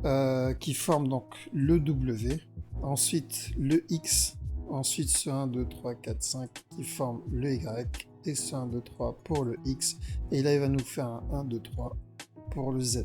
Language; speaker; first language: French; native; French